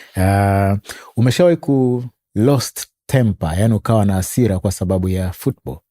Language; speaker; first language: Swahili; native; Swahili